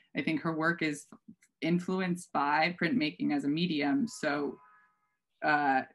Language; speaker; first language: English; native; English